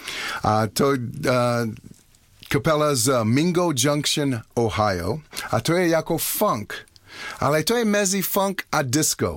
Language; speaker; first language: Czech; non-native, learner; English